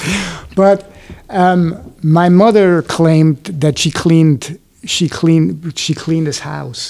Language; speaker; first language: English; non-native, fluent; Swiss German